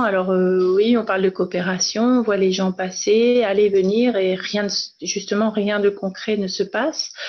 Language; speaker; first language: French; native; French